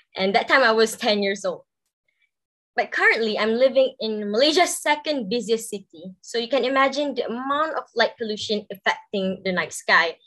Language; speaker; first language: English; non-native, local second language; Malay